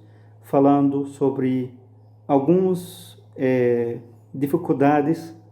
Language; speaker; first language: Portuguese; non-native, fluent; Arabic